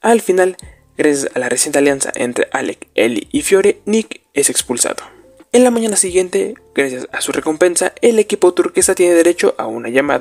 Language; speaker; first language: Spanish; native; Spanish